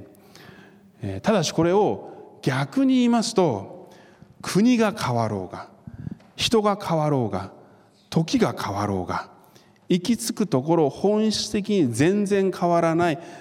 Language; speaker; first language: Japanese; non-native, fluent; Korean